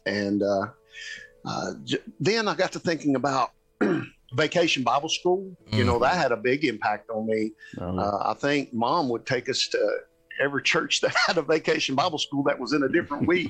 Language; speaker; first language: English; native; English